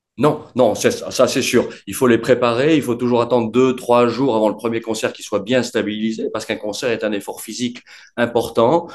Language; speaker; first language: French; native; French